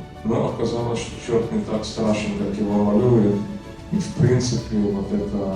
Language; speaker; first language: Russian; native; Russian